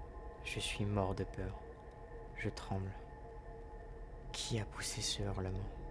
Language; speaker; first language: French; native; French